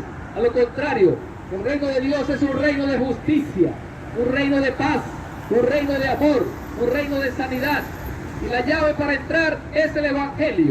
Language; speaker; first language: Spanish; native; Spanish